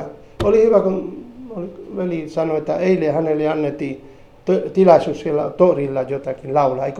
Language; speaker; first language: Finnish; non-native, fluent; Spanish